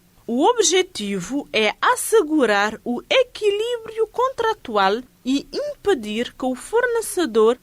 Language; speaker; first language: Portuguese; non-native, local second language; Kabuverdianu